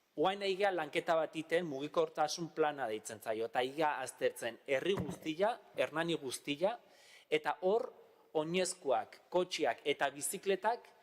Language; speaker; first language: Basque; native; Basque